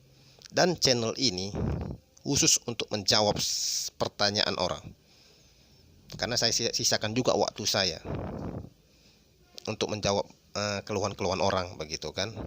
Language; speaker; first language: Indonesian; native; Indonesian